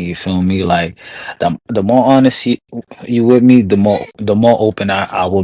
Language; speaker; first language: English; native; English